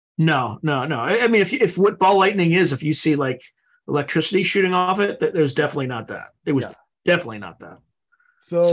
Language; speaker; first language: English; native; English